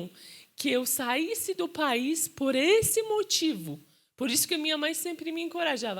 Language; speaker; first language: Portuguese; non-native, fluent; Persian